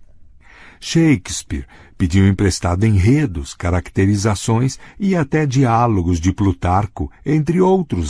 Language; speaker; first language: Portuguese; native; Portuguese